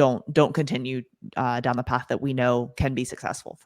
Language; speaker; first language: English; native; English